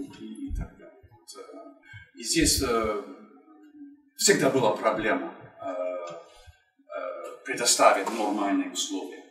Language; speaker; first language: Russian; non-native, fluent; English